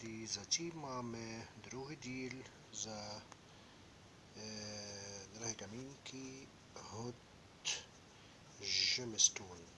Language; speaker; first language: Czech; non-native, learner; Arabic